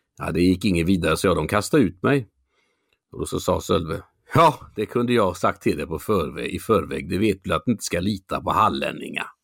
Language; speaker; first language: Swedish; native; Swedish